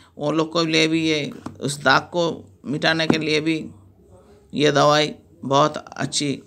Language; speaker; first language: Hindi; non-native, local second language; Bangla